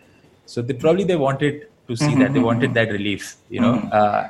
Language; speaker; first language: English; non-native, local second language; Malayalam